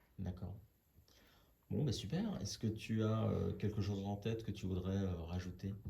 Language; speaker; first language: French; native; French